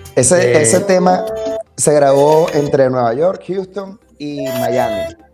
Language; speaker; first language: Spanish; native; Spanish